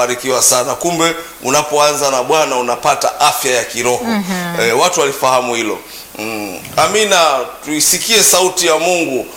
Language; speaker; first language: Swahili; native; Swahili